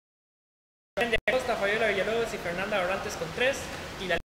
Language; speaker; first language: Spanish; native; Spanish